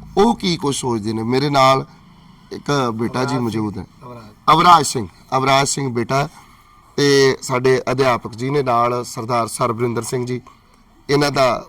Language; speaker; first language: Punjabi; native; Punjabi